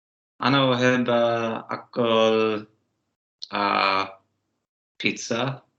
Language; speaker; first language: Arabic; non-native, learner; English